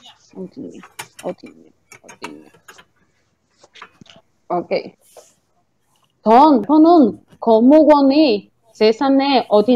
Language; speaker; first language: Korean; non-native, learner; Spanish